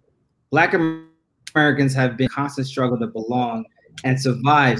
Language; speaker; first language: English; native; English